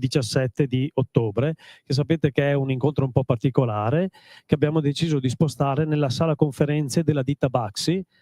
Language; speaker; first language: Italian; native; Italian